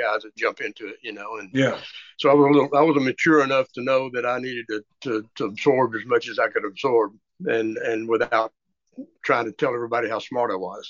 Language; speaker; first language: English; native; English